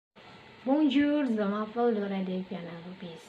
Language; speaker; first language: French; non-native, learner; Indonesian